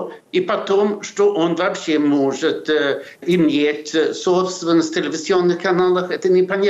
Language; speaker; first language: Russian; non-native, fluent; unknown